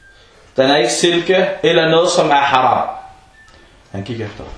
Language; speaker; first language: Danish; non-native, fluent; Arabic